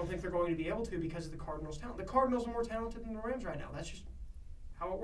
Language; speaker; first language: English; native; English